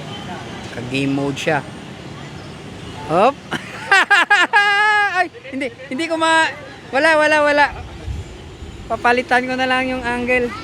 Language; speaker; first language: Filipino; native; Filipino